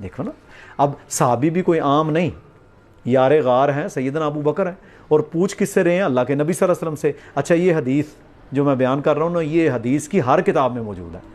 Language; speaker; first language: Urdu; non-native, local second language; Punjabi